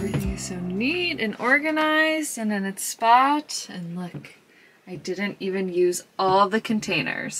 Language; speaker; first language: English; native; English